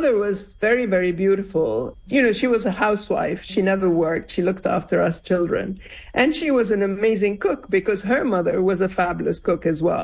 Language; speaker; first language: English; non-native, fluent; Arabic